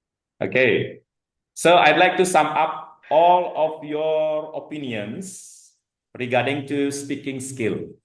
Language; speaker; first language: English; non-native, fluent; Indonesian